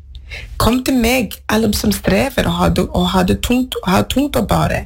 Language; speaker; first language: Norwegian; non-native, fluent; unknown